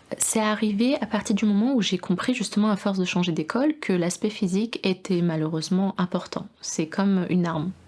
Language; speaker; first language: French; early bilingual, other home language; Russian